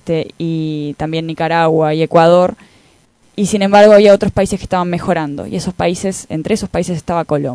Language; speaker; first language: Spanish; native; Spanish